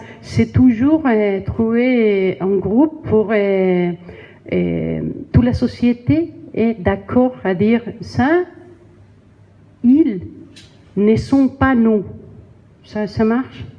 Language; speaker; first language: French; non-native, learner; Spanish